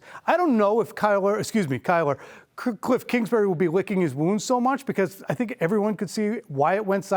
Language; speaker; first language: English; native; English